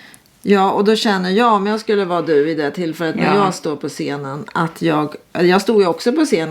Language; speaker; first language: Swedish; native; Swedish